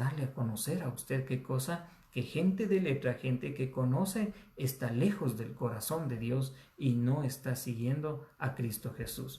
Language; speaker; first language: Spanish; native; Spanish